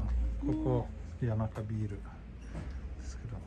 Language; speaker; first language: Japanese; non-native, fluent; Swedish